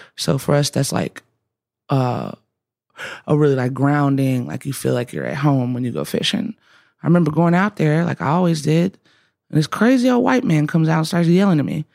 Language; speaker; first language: English; native; English